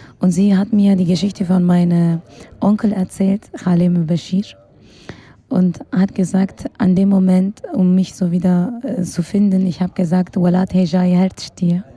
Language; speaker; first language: German; non-native, fluent; Kurdish